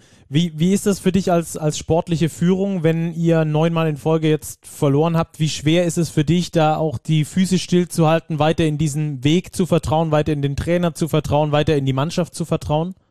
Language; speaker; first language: German; native; German